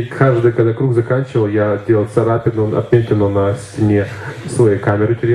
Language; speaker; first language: Russian; native; Russian